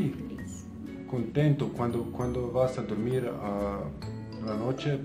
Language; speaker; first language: Spanish; non-native, fluent; Bosnian